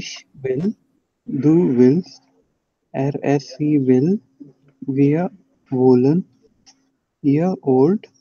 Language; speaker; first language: German; non-native, learner; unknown